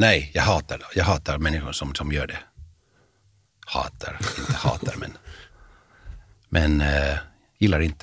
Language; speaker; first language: Swedish; non-native, fluent; Finnish